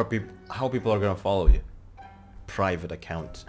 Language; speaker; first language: English; non-native, fluent; Indonesian